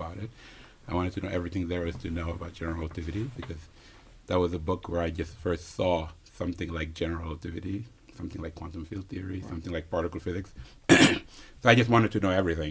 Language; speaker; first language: English; non-native, fluent; Wolof